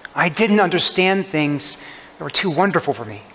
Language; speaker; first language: English; native; English